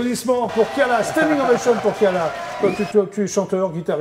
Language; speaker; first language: French; native; French